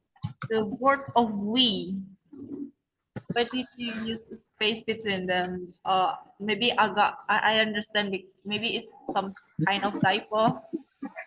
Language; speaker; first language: English; non-native, learner; Indonesian